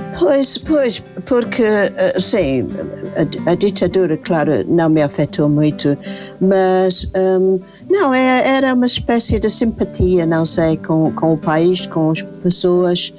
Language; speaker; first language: Portuguese; non-native, fluent; English